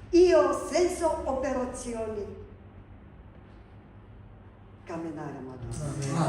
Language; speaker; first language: Italian; non-native, learner; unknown